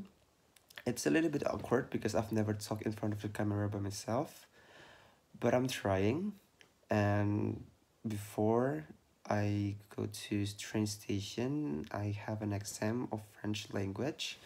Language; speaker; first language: English; non-native, fluent; Indonesian